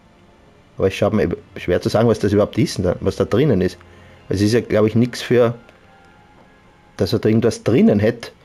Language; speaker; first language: German; native; German